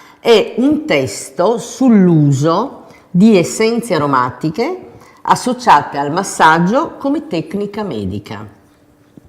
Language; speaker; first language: Italian; native; Italian